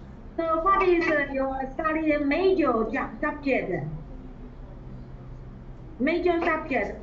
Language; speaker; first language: English; non-native, learner; Chinese